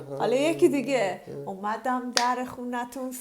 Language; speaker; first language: Persian; native; Persian